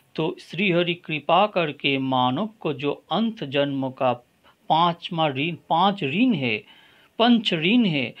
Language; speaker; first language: Hindi; non-native, local second language; Bangla